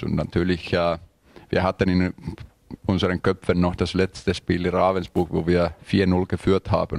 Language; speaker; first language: German; non-native, fluent; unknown